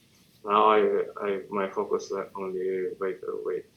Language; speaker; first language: English; non-native, learner; Russian